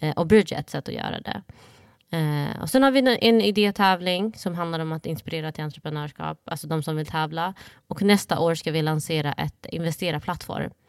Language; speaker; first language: Swedish; early bilingual, other home language; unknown